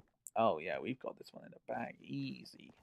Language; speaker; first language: English; native; English